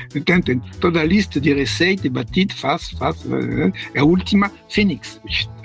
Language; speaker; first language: Portuguese; non-native, fluent; French